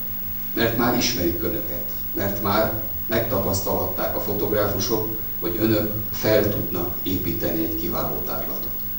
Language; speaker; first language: Hungarian; native; Hungarian